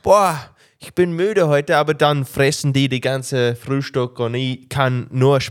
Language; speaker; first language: German; non-native, learner; English